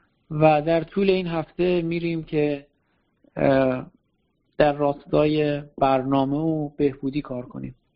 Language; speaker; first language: Persian; native; Persian